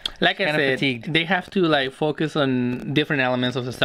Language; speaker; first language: English; native; English